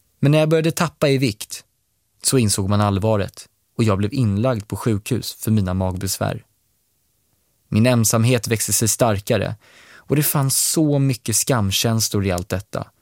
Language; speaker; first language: Swedish; native; Swedish